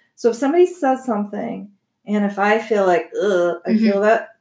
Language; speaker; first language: English; native; English